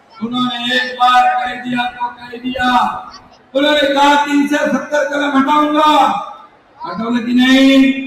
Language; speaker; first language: Hindi; non-native, local second language; Marathi